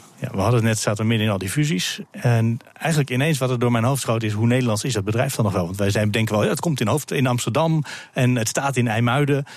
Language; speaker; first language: Dutch; native; Dutch